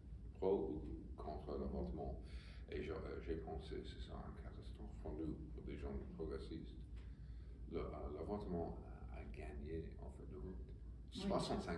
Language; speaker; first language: French; non-native, fluent; English